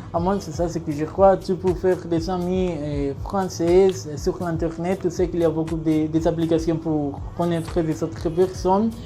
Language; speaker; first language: French; non-native, learner; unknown